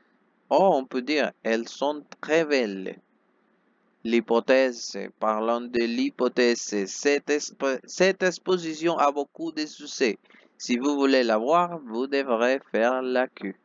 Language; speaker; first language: French; non-native, fluent; Spanish